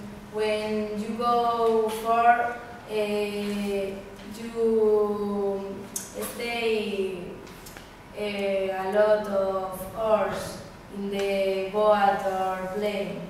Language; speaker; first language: English; non-native, learner; Spanish